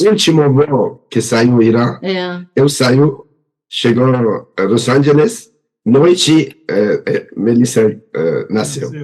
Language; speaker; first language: Portuguese; non-native, learner; Persian